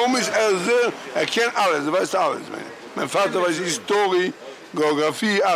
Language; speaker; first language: German; non-native, learner; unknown